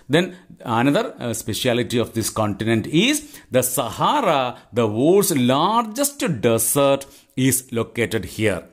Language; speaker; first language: English; non-native, local second language; Malayalam